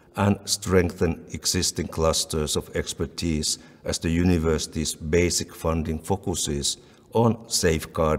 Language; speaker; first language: English; non-native, fluent; Finnish